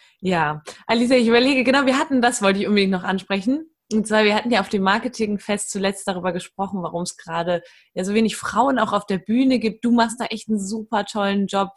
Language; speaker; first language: German; native; German